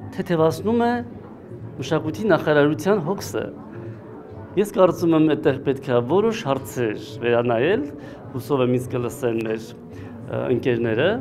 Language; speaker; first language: Armenian; native; Armenian